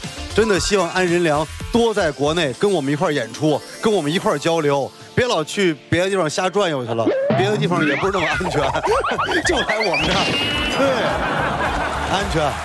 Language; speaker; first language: Chinese; native; Chinese